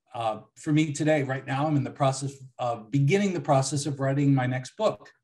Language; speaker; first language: English; native; English